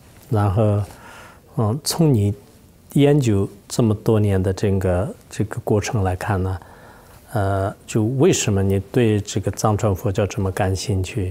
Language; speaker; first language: Chinese; non-native, local second language; Tibetan